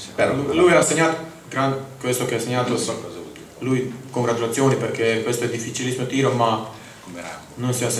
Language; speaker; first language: Italian; non-native, learner; Croatian